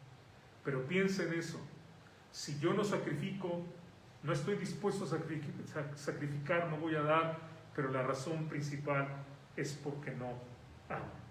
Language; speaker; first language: Spanish; native; Spanish